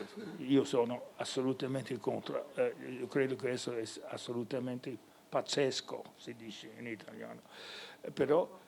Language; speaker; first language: Italian; non-native, fluent; English